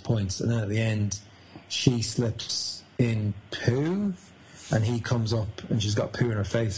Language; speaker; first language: English; native; English